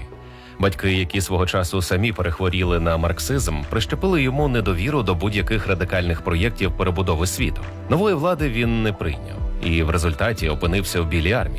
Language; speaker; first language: Ukrainian; native; Ukrainian